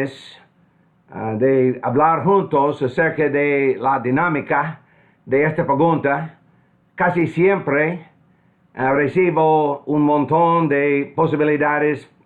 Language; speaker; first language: Spanish; non-native, fluent; English